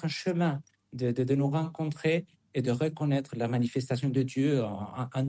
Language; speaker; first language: French; non-native, fluent; Spanish